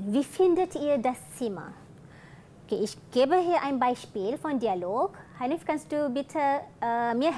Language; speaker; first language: German; non-native, fluent; Malay